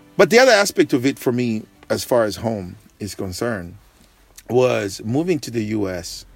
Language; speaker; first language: English; non-native, local second language; Bemba